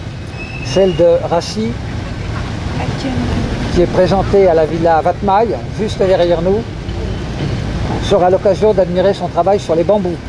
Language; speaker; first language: French; native; French